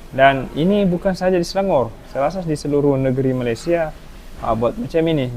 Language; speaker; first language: Malay; native; Malay